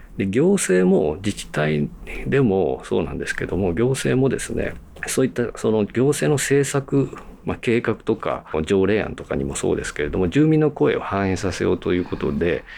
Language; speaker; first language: Japanese; native; Japanese